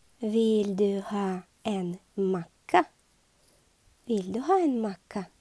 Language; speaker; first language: Swedish; non-native, learner; Ukrainian